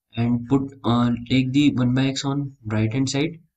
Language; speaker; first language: English; non-native, local second language; Hindi